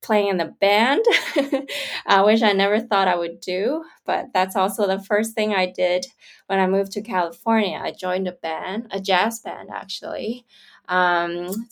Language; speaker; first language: English; non-native, local second language; Cantonese